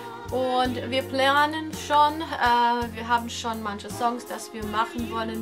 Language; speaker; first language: German; non-native, fluent; English